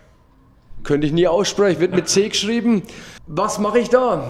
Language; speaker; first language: German; native; German